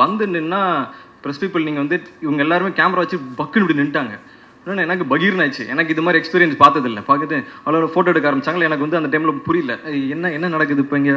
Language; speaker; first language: Tamil; native; Tamil